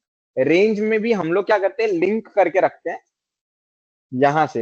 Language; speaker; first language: Hindi; native; Hindi